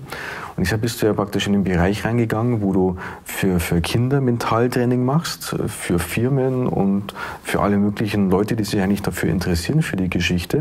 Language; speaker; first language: German; native; German